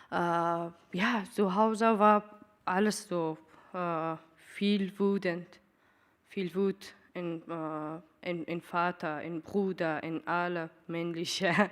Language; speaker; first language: German; non-native, learner; Persian